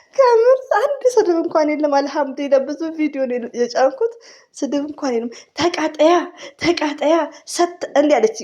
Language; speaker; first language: Amharic; native; Amharic